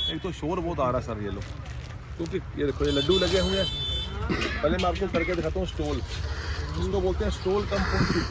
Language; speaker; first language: Hindi; non-native, local second language; Punjabi